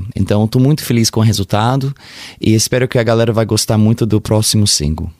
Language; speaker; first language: Portuguese; early bilingual, heritage; Portuguese